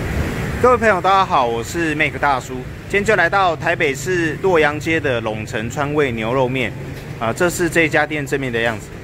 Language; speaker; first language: Chinese; native; Chinese